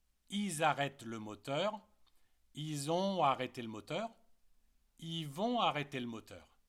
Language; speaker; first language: French; native; French